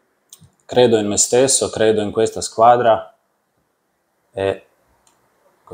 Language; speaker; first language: Italian; non-native, learner; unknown